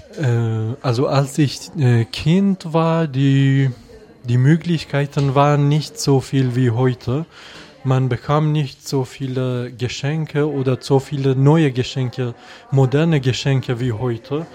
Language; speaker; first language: German; non-native, fluent; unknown